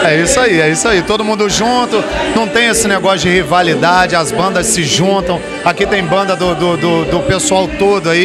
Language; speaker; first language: Portuguese; native; Portuguese